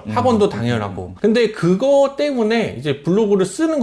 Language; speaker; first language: Korean; native; Korean